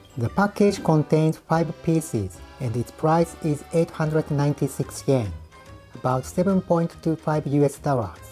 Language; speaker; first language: English; non-native, fluent; Japanese